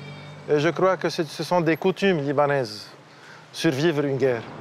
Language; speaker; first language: French; non-native, local second language; Arabic